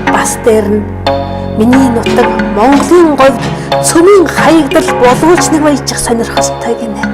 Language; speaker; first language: Mongolian; native; Mongolian